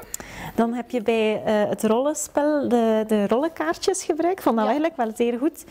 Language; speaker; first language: Dutch; native; Dutch